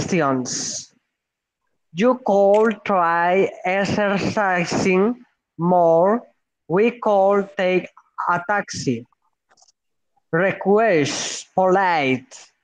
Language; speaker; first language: English; non-native, learner; Spanish